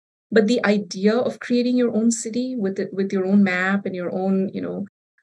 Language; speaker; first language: English; non-native, local second language; Bangla